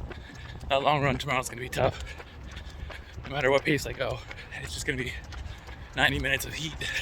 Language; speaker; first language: English; native; English